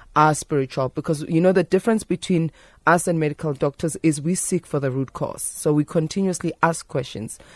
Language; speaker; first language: English; non-native, local second language; Zulu